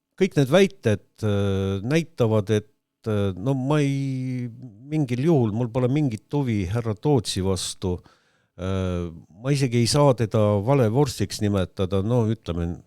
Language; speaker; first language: Estonian; non-native, local second language; Russian